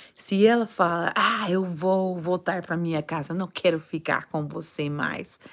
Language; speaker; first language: Portuguese; non-native, learner; English